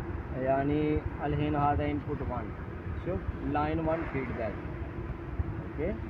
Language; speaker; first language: Arabic; non-native, learner; Hindi